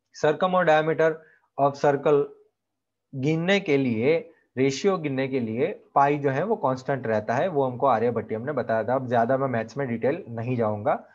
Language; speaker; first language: Hindi; non-native, local second language; Gujarati